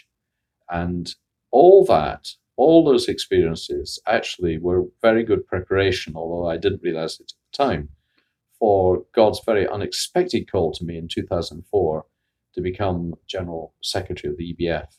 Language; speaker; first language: English; native; English